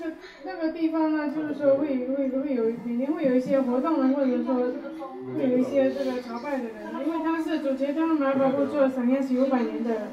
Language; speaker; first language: Chinese; native; Chinese